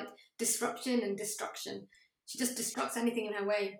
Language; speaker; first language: English; native; English